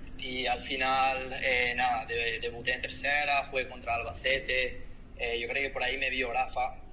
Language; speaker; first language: Spanish; non-native, fluent; Korean